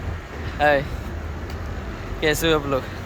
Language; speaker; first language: Hindi; non-native, local second language; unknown